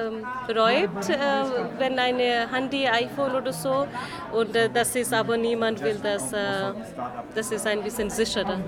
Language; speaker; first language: German; non-native, learner; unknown